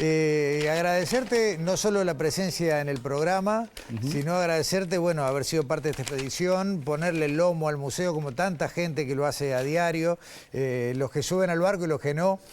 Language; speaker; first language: Spanish; native; Spanish